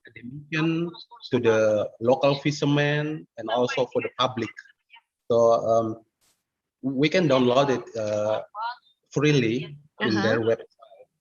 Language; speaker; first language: English; non-native, fluent; Indonesian